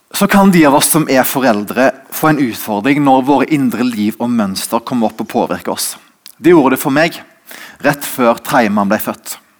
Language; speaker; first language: Norwegian; native; Norwegian